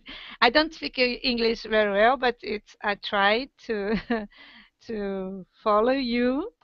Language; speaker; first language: English; non-native, learner; Portuguese